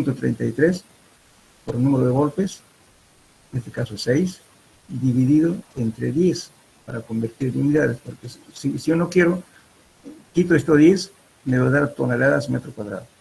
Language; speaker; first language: Spanish; native; Spanish